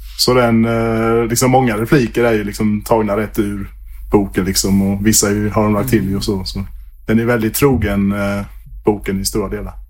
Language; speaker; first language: Swedish; native; Swedish